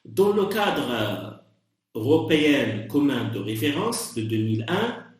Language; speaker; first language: French; non-native, local second language; Arabic